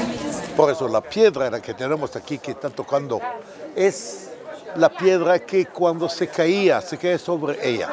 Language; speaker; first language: Spanish; non-native, fluent; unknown